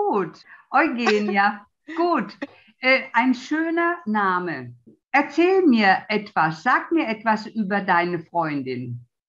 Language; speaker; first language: German; non-native, fluent; Italian